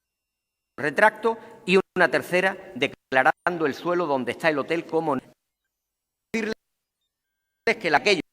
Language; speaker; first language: Spanish; native; Spanish